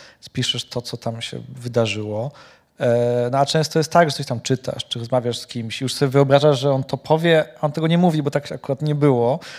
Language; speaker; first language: Polish; native; Polish